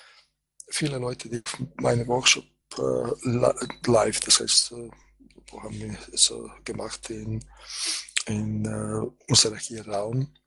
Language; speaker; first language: German; non-native, fluent; Croatian